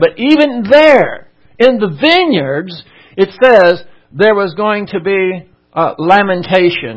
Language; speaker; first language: English; native; English